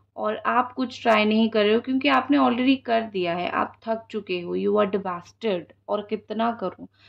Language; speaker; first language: Hindi; non-native, local second language; Odia